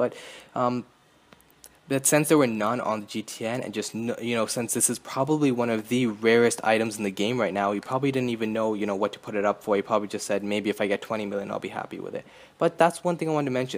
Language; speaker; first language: English; native; English